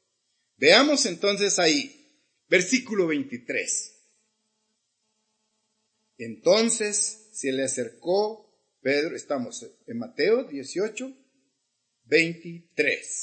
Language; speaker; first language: Spanish; native; Spanish